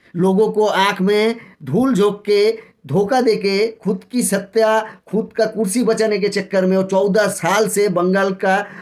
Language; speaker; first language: Hindi; non-native, local second language; Bangla